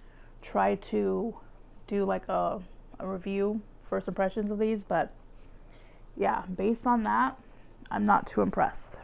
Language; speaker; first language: English; native; English